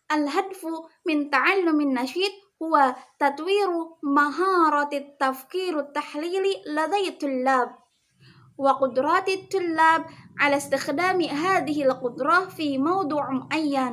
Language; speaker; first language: Arabic; non-native, learner; Indonesian